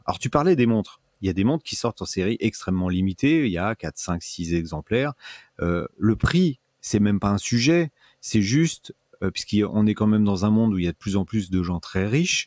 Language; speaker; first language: French; native; French